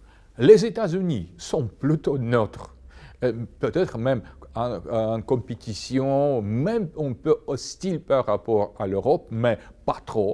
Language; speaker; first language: French; non-native, fluent; Russian